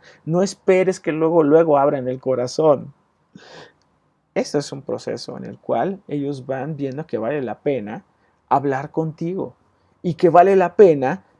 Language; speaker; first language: Spanish; native; Spanish